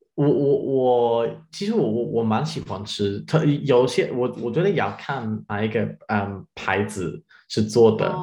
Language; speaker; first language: Chinese; non-native, learner; English